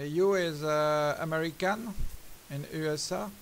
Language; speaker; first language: English; non-native, learner; French